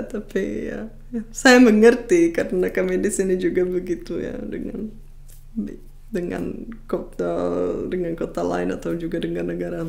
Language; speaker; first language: Indonesian; non-native, fluent; Czech